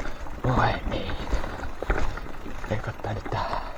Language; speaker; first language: Finnish; native; Finnish